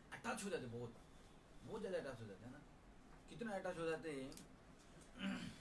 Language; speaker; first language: Hindi; non-native, local second language; Bangla